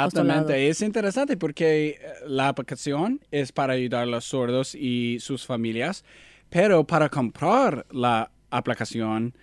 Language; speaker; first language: Spanish; non-native, learner; English